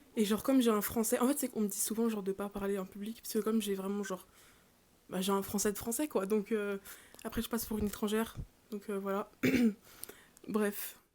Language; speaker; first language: French; native; French